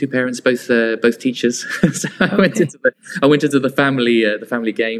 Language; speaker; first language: English; native; English